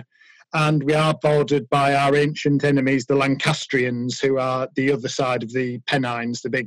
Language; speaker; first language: English; native; English